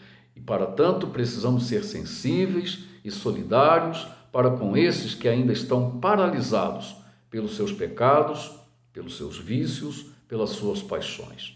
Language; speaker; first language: Portuguese; native; Portuguese